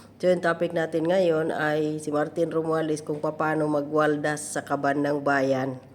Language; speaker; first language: Filipino; non-native, local second language; Cebuano